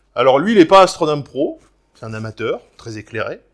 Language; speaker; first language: French; native; French